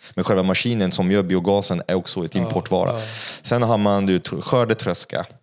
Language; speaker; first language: Swedish; non-native, fluent; French